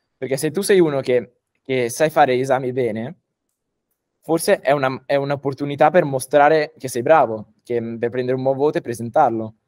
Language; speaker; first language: Italian; early bilingual, heritage; Italian